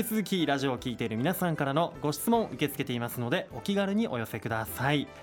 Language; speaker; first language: Japanese; native; Japanese